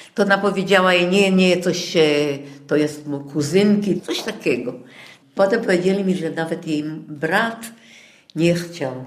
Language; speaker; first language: Polish; native; Polish